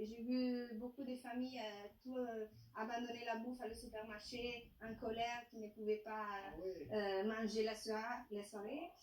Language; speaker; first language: French; non-native, fluent; Italian